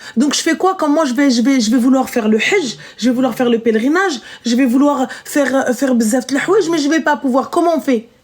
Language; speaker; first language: French; early bilingual, other home language; Arabic